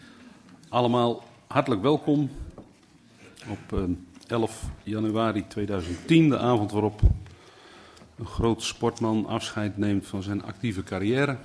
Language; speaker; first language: Dutch; native; Dutch